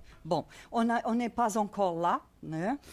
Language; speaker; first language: French; non-native, fluent; Portuguese